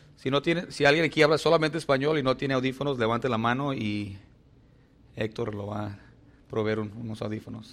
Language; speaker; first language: Spanish; early bilingual, heritage; Spanish